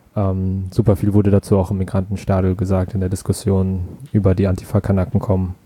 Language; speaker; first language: German; native; German